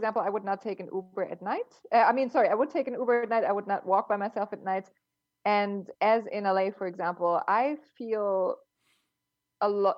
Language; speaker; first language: English; non-native, fluent; German